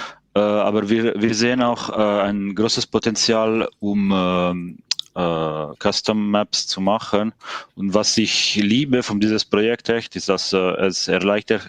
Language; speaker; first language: German; non-native, fluent; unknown